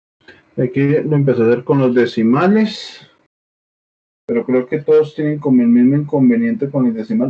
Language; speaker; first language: Spanish; native; Spanish